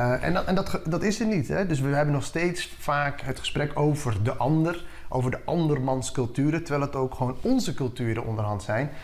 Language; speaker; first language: Dutch; early bilingual, other home language; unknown